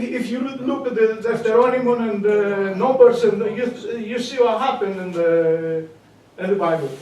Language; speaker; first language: English; non-native, learner; Greek